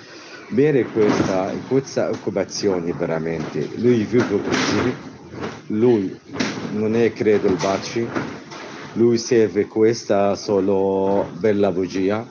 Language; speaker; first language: Italian; non-native, learner; Arabic